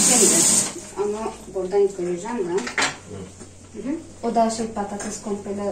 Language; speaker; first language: Turkish; non-native, learner; Arabic